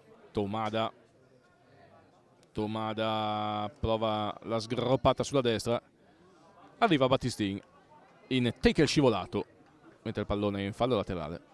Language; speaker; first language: Italian; native; Italian